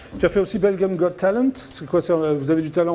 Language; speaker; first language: French; native; French